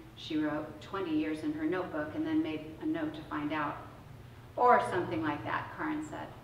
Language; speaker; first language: English; native; English